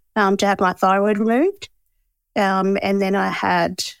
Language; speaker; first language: English; native; English